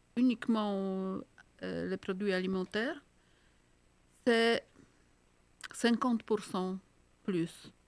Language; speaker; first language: French; non-native, fluent; Polish